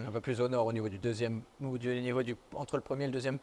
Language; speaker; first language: French; native; French